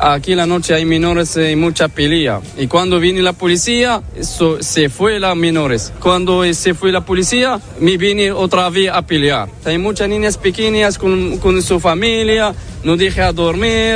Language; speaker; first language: Spanish; non-native, learner; Arabic